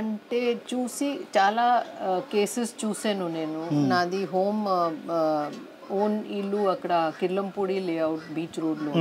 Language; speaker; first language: Telugu; non-native, learner; Hindi